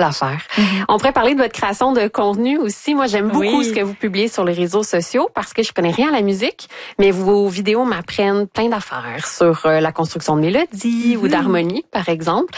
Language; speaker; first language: French; native; French